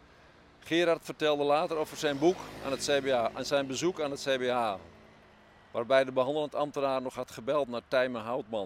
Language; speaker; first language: Dutch; native; Dutch